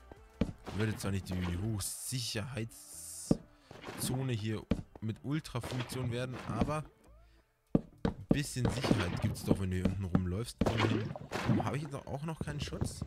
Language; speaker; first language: German; native; German